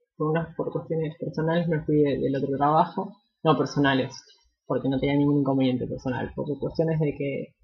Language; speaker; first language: Spanish; native; Spanish